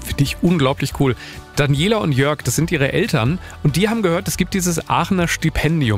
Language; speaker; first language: German; native; German